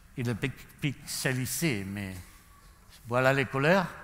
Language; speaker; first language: French; non-native, learner; Spanish